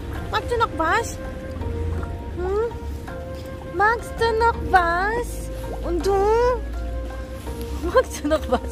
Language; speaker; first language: German; non-native, learner; Filipino